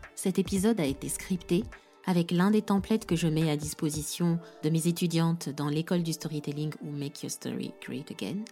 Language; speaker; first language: French; non-native, local second language; Lingala